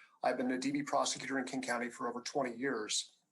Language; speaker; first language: English; native; English